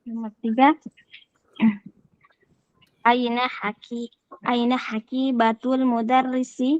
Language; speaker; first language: Arabic; non-native, learner; Indonesian